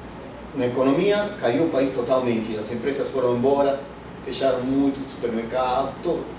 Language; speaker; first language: Portuguese; non-native, fluent; Spanish